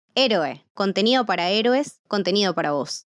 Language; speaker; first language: Spanish; native; Spanish